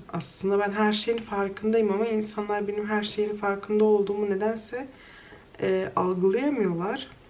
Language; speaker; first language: Turkish; native; Turkish